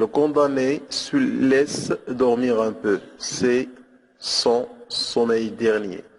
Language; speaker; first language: French; non-native, local second language; Arabic